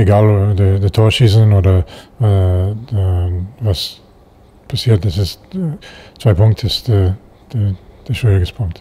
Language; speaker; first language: German; non-native, learner; English